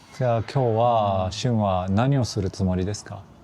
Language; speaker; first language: Japanese; non-native, fluent; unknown